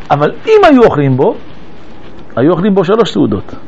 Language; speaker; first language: Hebrew; early bilingual, other home language; French